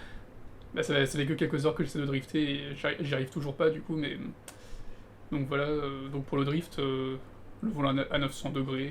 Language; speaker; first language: French; native; French